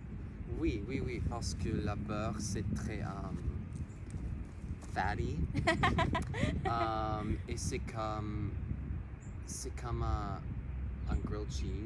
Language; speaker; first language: French; non-native, learner; English